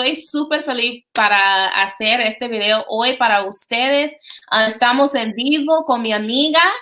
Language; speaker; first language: Spanish; non-native, fluent; English